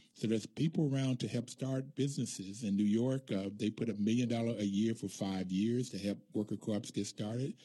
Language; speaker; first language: English; native; English